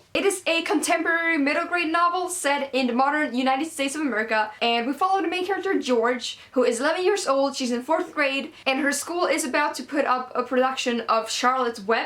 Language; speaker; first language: English; non-native, fluent; Swedish